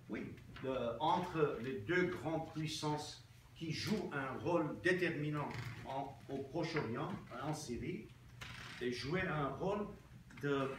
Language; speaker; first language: French; non-native, local second language; Armenian